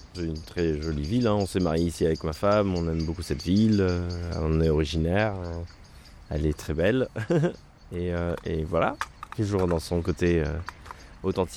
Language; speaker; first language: French; native; French